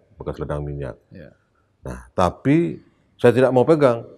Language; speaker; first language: Indonesian; native; Indonesian